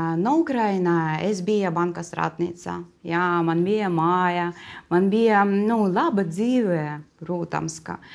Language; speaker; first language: Latvian; non-native, learner; Russian